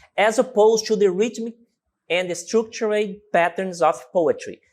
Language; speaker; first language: English; non-native, fluent; Portuguese